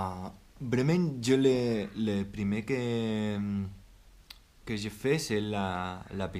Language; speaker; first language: French; non-native, learner; Spanish